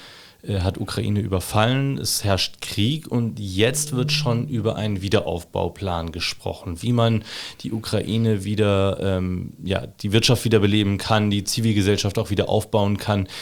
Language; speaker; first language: German; native; German